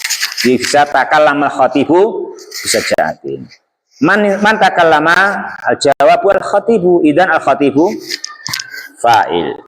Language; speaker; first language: Arabic; non-native, fluent; Javanese